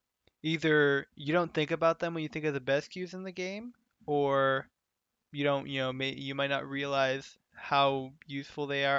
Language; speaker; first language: English; native; English